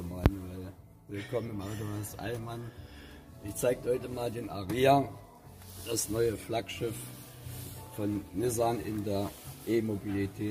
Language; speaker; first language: German; native; German